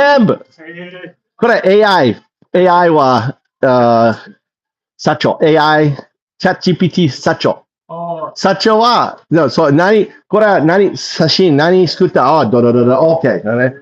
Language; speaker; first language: Japanese; non-native, learner; English